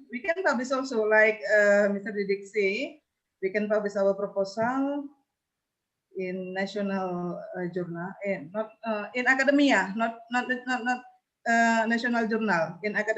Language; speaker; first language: English; non-native, learner; Indonesian